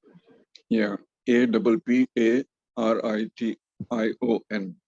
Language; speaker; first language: English; non-native, fluent; Hindi